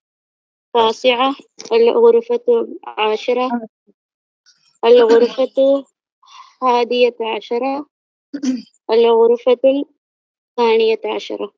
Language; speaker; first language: Arabic; non-native, learner; Tamil